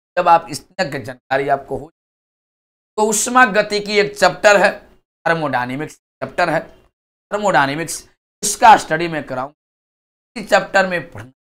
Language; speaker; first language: Hindi; native; Hindi